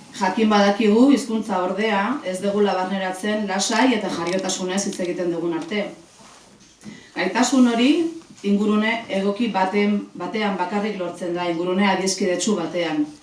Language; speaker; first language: Basque; non-native, local second language; Spanish